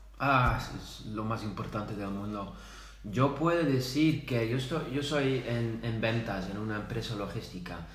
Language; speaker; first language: Spanish; non-native, fluent; Dutch